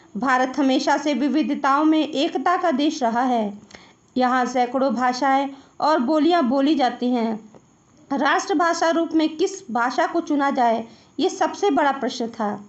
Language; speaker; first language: Hindi; native; Hindi